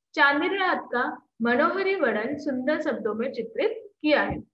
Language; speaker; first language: Hindi; non-native, local second language; Marathi